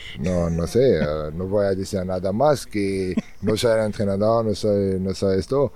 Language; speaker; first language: Spanish; non-native, learner; French